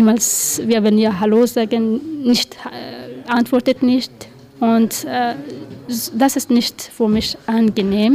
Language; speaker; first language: German; non-native, learner; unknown